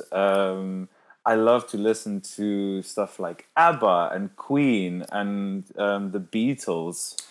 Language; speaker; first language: English; non-native, local second language; Afrikaans